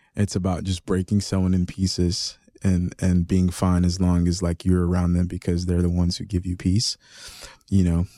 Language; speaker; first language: English; early bilingual, other home language; Greek